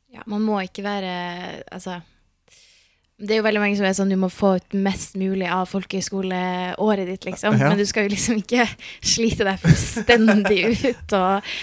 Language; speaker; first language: Norwegian; native; Norwegian